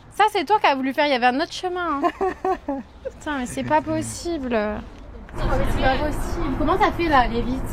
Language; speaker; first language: French; native; French